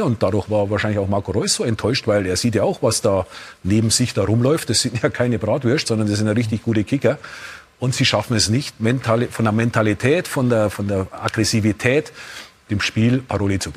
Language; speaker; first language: German; native; German